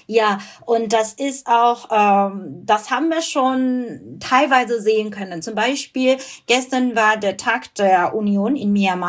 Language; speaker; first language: German; non-native, fluent; Burmese